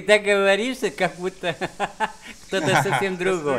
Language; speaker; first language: Russian; non-native, fluent; Vietnamese